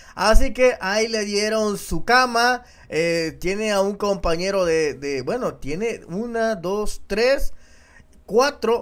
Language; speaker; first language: Spanish; native; Spanish